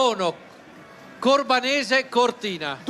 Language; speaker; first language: Italian; native; Italian